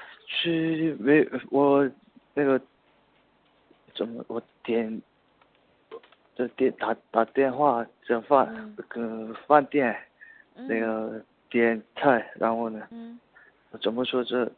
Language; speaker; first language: Chinese; non-native, learner; Korean